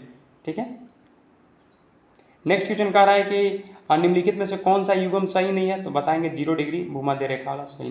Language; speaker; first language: Hindi; native; Hindi